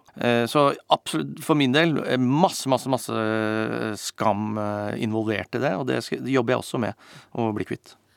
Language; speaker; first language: Norwegian; native; Norwegian